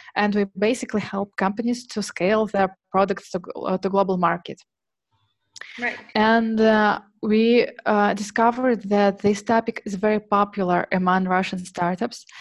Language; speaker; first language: English; non-native, fluent; Russian